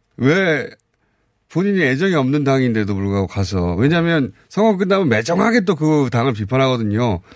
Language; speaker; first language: Korean; native; Korean